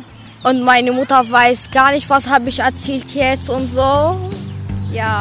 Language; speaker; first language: German; non-native, learner; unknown